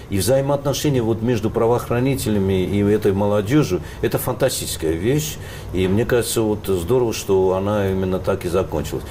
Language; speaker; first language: Russian; non-native, local second language; Armenian